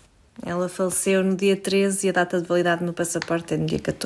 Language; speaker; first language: Portuguese; native; Portuguese